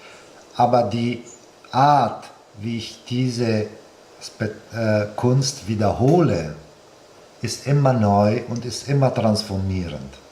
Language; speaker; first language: German; non-native, fluent; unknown